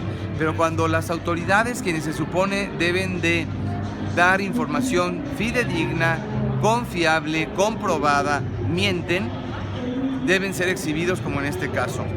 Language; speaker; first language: Spanish; native; Spanish